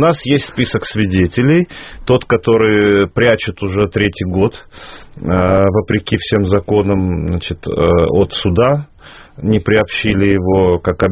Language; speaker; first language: Russian; native; Russian